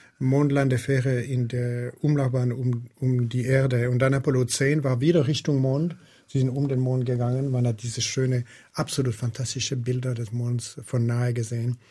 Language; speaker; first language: German; non-native, local second language; French